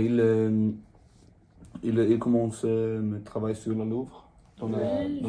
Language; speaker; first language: French; non-native, learner; Swedish